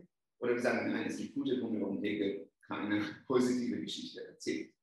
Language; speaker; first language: German; non-native, fluent; Italian